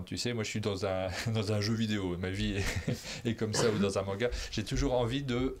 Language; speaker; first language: French; native; French